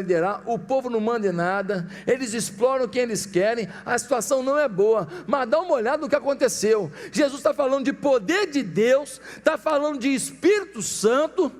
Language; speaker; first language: Portuguese; native; Portuguese